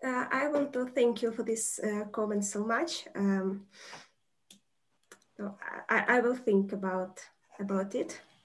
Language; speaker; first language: English; non-native, fluent; Ukrainian